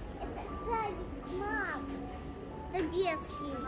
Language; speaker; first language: Russian; early bilingual, other home language; Tajik